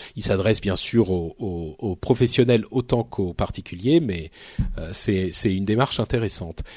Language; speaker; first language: French; native; French